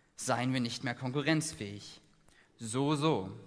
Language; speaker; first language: German; native; German